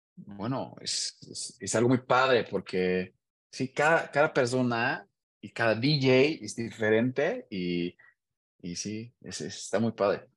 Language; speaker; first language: Spanish; non-native, learner; German